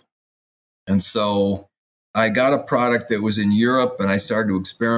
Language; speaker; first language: English; native; English